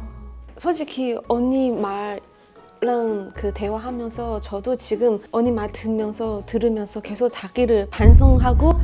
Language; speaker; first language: Korean; non-native, fluent; Chinese